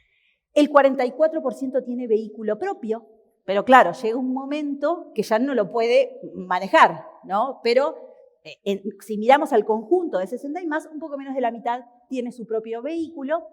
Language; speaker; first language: Spanish; native; Spanish